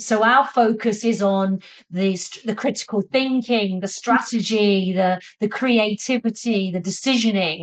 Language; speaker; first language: English; native; English